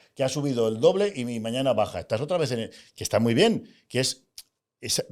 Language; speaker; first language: Spanish; native; Spanish